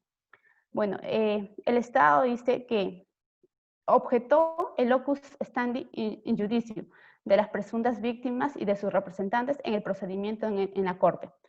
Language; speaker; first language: Spanish; native; Spanish